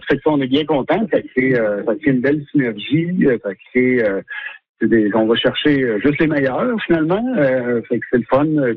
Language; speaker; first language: French; native; French